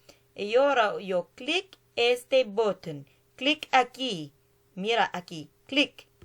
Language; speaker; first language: Spanish; non-native, learner; English